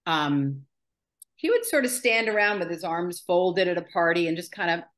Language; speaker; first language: English; native; English